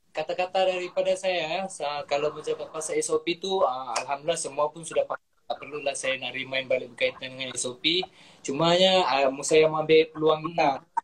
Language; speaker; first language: Malay; native; Malay